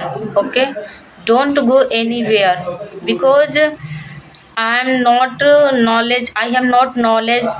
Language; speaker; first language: English; non-native, learner; Hindi